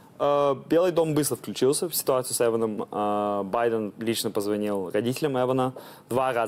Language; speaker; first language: Russian; early bilingual, heritage; Russian